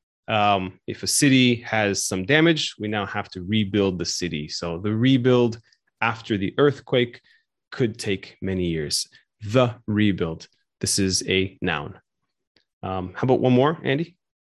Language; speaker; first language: English; native; English